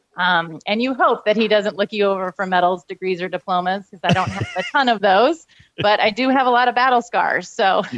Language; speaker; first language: English; native; English